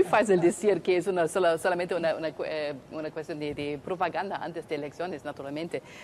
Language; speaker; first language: Spanish; non-native, fluent; German